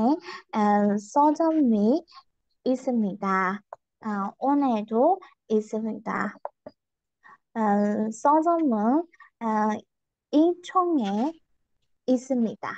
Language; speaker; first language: Korean; non-native, learner; Burmese